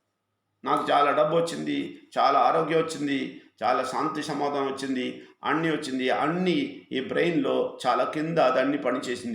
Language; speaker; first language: Telugu; non-native, fluent; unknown